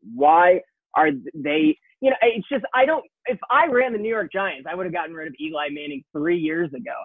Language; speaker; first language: English; native; English